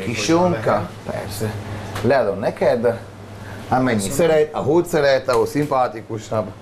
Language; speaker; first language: Hungarian; non-native, learner; Italian